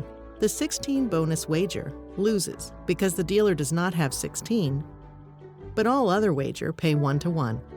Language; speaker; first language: English; native; English